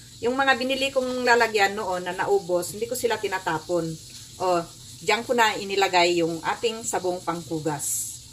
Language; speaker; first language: Filipino; non-native, local second language; Iloko